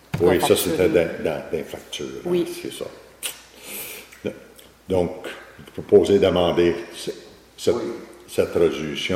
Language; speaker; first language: French; native; French